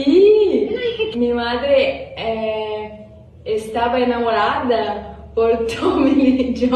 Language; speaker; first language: Spanish; non-native, learner; Portuguese